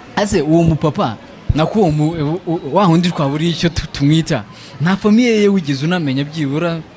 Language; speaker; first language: Kinyarwanda; native; Kinyarwanda